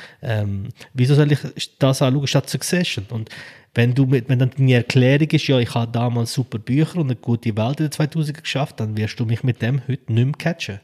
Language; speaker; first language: German; early bilingual, other home language; Albanian